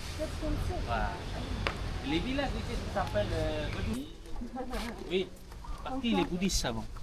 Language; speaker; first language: French; non-native, learner; Balinese